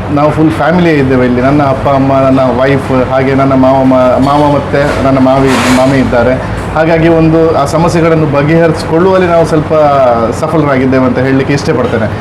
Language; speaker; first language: Kannada; non-native, local second language; Konkani